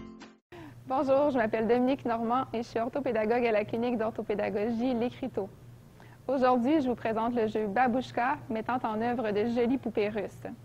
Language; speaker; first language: French; native; French